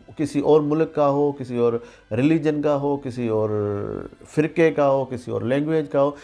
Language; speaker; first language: Urdu; non-native, local second language; Sindhi